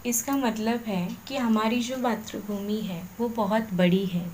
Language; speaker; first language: Hindi; non-native, local second language; Marathi